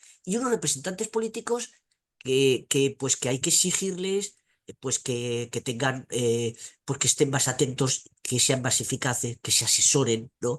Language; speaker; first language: Spanish; native; Spanish